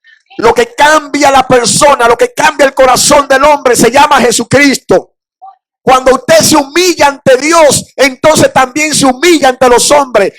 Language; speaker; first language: Spanish; native; Spanish